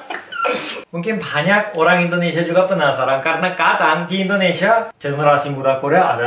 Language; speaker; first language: Indonesian; non-native, fluent; Korean